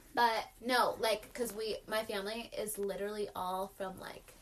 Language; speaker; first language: English; early bilingual, other home language; Yoruba